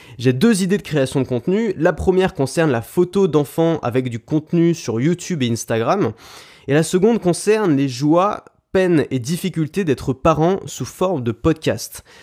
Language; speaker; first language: French; native; French